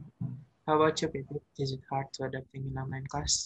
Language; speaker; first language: English; non-native, learner; Indonesian